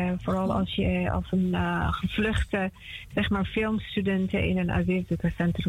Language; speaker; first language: Dutch; non-native, fluent; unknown